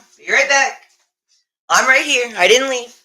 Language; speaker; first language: English; native; English